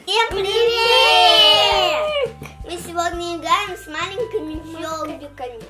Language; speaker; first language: Russian; early bilingual, heritage; Russian